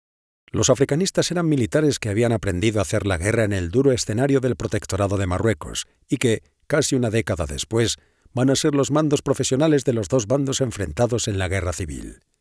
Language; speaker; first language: Spanish; native; Spanish